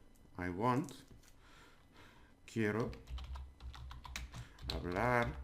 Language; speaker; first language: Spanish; non-native, learner; English